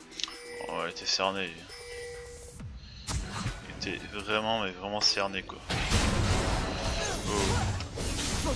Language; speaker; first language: French; native; French